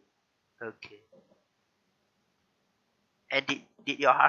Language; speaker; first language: English; non-native, learner; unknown